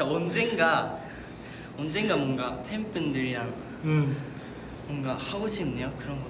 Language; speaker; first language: Korean; non-native, fluent; Japanese